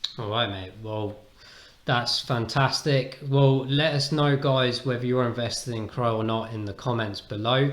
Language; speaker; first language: English; native; English